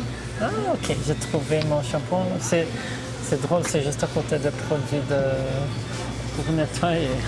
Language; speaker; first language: French; non-native, fluent; Portuguese